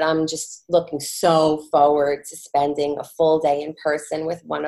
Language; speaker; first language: English; native; English